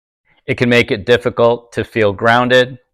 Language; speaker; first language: English; native; English